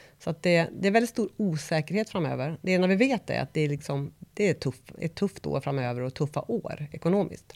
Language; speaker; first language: Swedish; native; Swedish